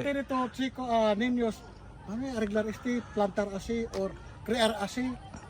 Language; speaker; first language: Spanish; non-native, learner; Filipino